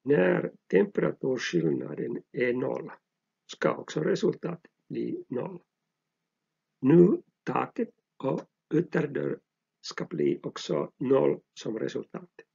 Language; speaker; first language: Swedish; non-native, local second language; Finnish